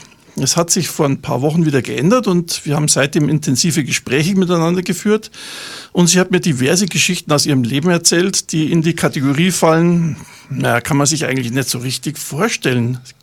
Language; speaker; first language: German; native; German